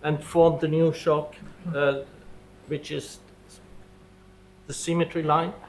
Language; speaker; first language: English; non-native, fluent; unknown